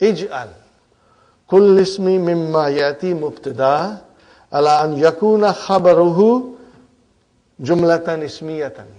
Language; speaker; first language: Arabic; non-native, fluent; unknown